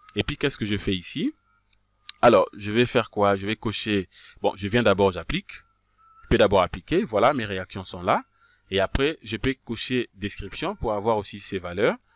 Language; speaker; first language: French; non-native, local second language; Kongo